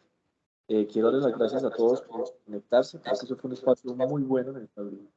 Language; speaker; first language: Spanish; native; Spanish